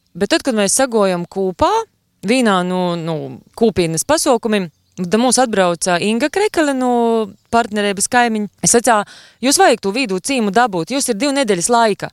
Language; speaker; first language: Latvian; native; Latvian